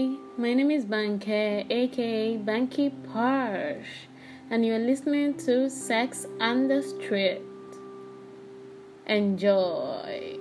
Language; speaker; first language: English; non-native, local second language; Yoruba